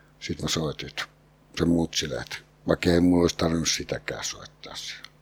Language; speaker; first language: Finnish; native; Finnish